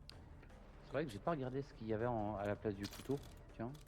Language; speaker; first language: French; native; French